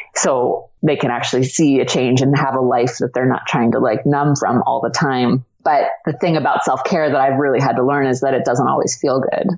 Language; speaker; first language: English; native; English